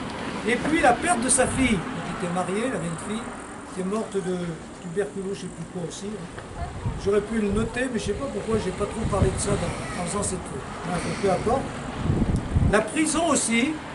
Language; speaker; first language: French; native; French